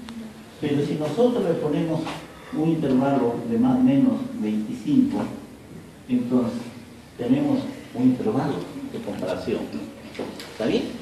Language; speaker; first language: Spanish; native; Spanish